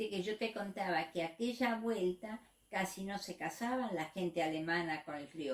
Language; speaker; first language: Spanish; native; Spanish